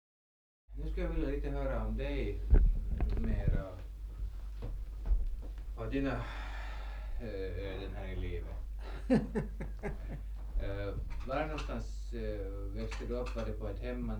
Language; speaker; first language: Swedish; native; Swedish